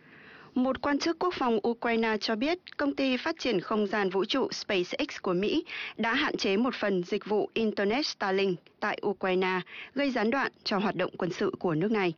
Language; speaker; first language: Vietnamese; native; Vietnamese